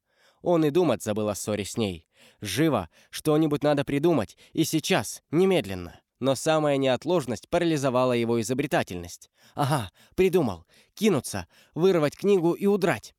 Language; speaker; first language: Russian; native; Russian